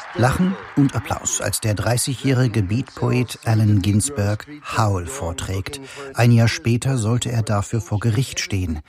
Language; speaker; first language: German; native; German